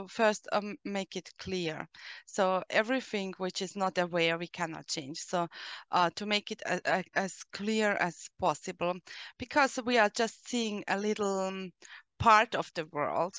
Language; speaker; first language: English; non-native, fluent; German